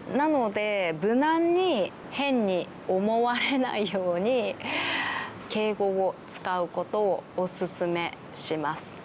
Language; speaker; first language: Japanese; native; Japanese